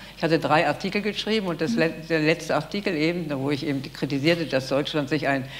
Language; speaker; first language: German; native; German